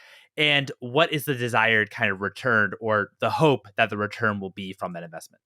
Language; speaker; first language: English; native; English